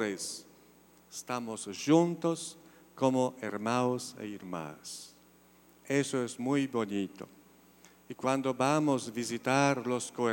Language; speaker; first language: Spanish; non-native, fluent; Polish